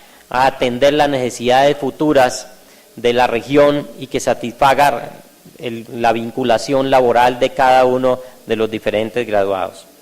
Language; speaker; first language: Spanish; native; Spanish